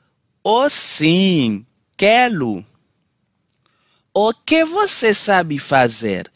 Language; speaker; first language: Portuguese; non-native, fluent; Haitian Creole